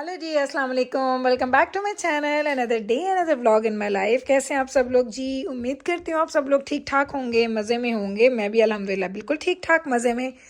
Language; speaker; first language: Urdu; native; Urdu